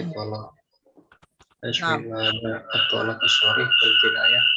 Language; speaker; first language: Arabic; non-native, learner; Indonesian